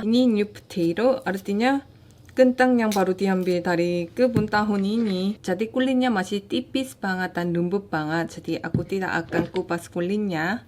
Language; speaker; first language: Indonesian; non-native, fluent; Korean